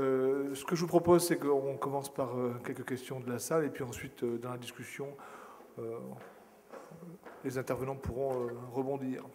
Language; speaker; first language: French; native; French